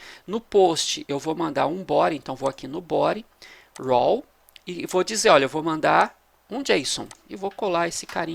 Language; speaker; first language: Portuguese; native; Portuguese